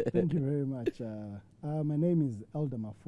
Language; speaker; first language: English; non-native, local second language; Shona